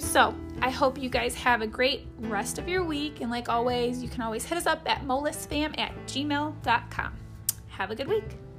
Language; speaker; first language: English; native; English